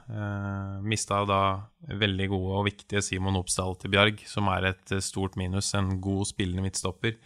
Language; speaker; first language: Norwegian; native; Norwegian